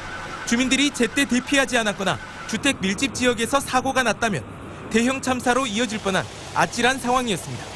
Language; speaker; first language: Korean; native; Korean